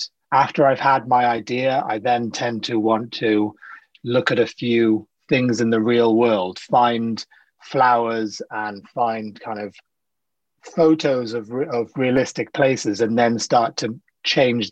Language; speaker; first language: English; native; English